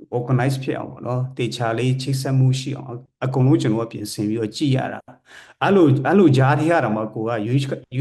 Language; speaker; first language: Burmese; non-native, local second language; Kachin